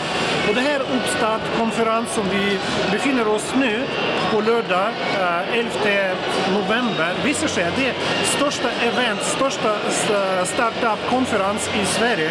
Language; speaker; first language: Swedish; non-native, fluent; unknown